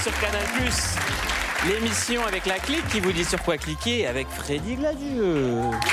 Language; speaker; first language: French; native; French